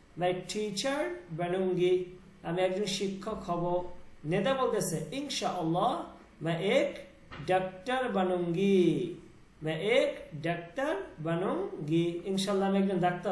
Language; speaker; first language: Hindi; non-native, learner; Bangla